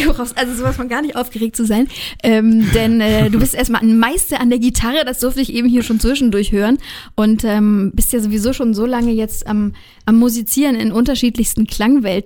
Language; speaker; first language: German; native; German